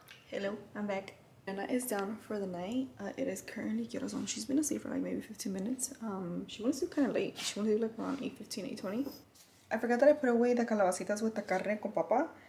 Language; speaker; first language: English; early bilingual, other home language; Spanish